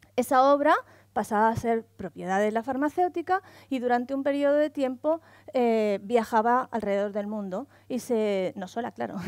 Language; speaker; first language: Spanish; native; Spanish